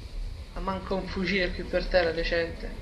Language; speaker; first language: Italian; native; Italian